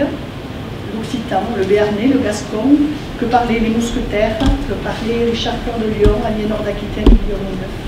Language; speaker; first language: French; native; French